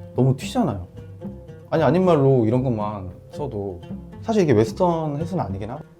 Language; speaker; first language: Korean; native; Korean